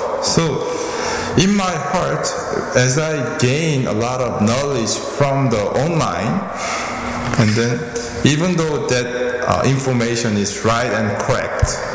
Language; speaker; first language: English; non-native, fluent; Korean